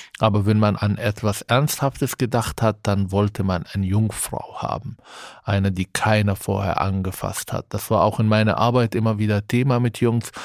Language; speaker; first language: German; non-native, fluent; Arabic